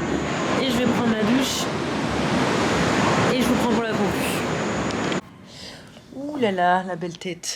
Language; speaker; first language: French; native; French